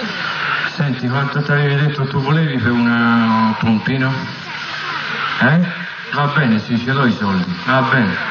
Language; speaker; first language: Italian; native; Italian